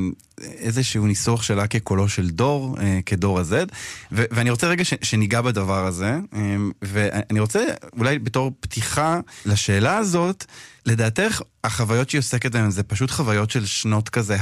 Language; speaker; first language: Hebrew; native; Hebrew